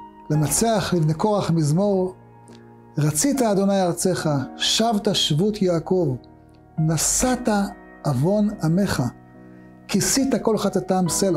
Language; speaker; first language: Hebrew; native; Hebrew